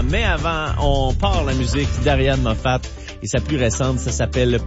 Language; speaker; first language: French; native; French